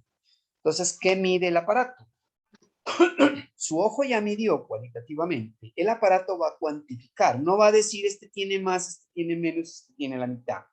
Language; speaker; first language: Spanish; native; Spanish